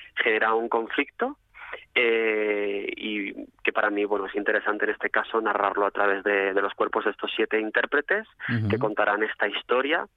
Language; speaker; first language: Spanish; native; Spanish